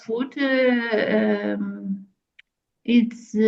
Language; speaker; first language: English; non-native, learner; Russian